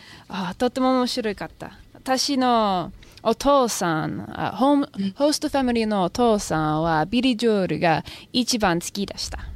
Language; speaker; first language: Japanese; non-native, learner; English